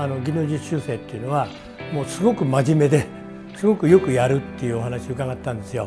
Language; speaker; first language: Japanese; native; Japanese